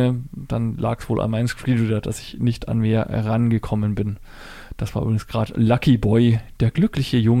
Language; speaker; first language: German; native; German